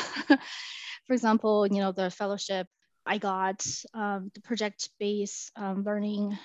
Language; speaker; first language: English; non-native, fluent; Chinese